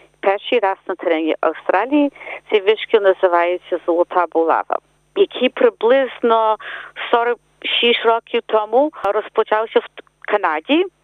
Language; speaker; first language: Ukrainian; early bilingual, heritage; Ukrainian